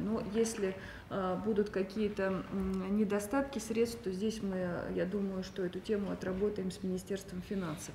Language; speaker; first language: Russian; native; Russian